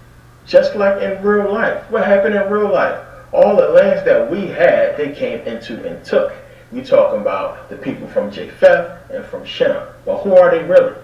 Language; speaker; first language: English; native; English